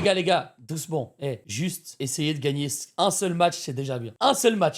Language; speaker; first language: French; native; French